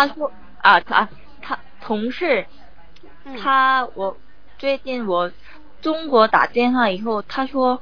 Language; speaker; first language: Chinese; non-native, learner; Korean